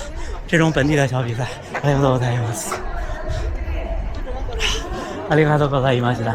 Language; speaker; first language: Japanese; non-native, learner; Chinese